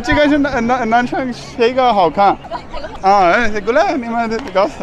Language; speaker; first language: Chinese; non-native, learner; Urdu